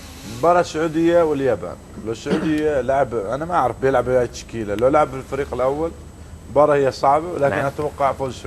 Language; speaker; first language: Arabic; native; Arabic